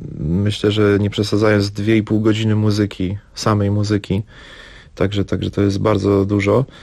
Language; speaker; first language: Polish; native; Polish